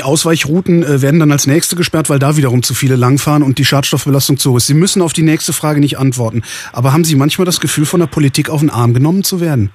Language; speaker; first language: German; native; German